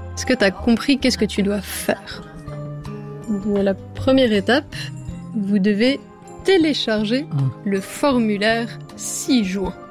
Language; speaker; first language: French; native; French